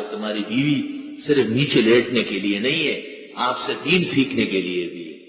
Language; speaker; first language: Urdu; non-native, local second language; Pashto